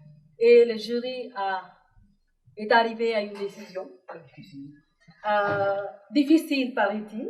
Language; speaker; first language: French; non-native, fluent; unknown